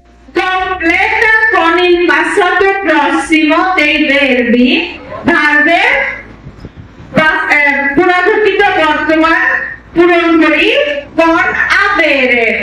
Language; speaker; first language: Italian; non-native, fluent; Bangla